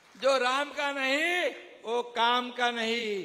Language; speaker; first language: Hindi; non-native, local second language; Marathi